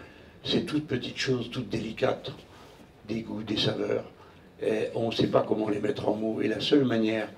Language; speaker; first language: French; native; French